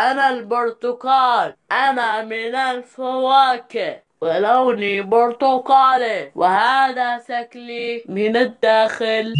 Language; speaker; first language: Arabic; non-native, learner; Malayalam